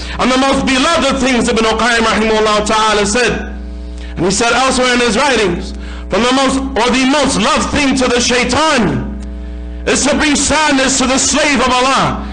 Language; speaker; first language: English; native; English